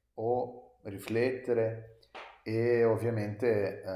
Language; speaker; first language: Italian; non-native, fluent; Russian